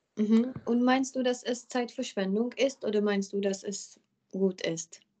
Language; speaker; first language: German; non-native, fluent; Czech